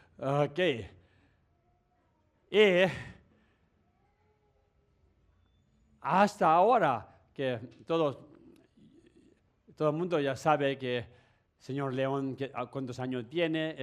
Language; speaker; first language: Spanish; non-native, learner; Tibetan